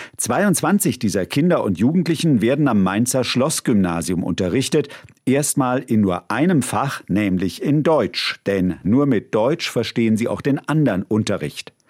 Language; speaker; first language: German; native; German